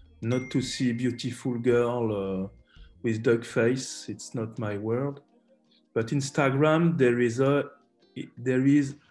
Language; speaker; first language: English; non-native, learner; French